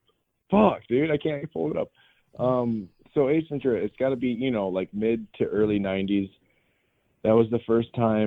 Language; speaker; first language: English; native; English